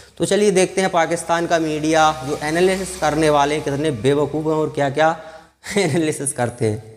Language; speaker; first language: Hindi; native; Hindi